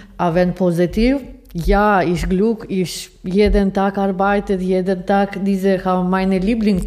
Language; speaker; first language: German; non-native, learner; Ukrainian